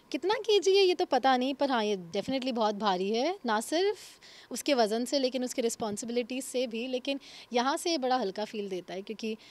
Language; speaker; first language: Hindi; native; Hindi